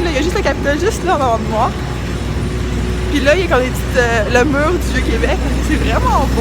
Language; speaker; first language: French; native; French